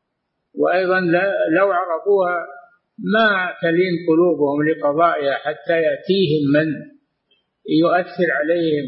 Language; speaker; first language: Arabic; native; Arabic